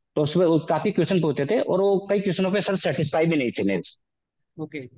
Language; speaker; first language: Hindi; native; Hindi